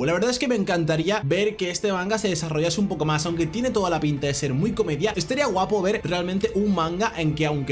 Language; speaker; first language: Spanish; native; Spanish